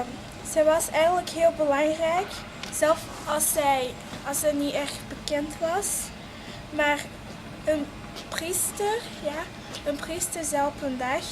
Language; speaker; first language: Dutch; non-native, local second language; French